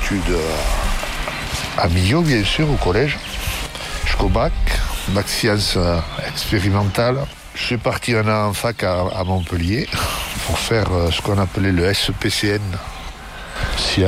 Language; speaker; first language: French; native; French